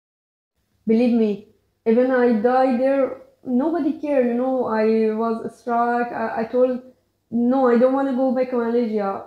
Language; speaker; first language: English; non-native, learner; Persian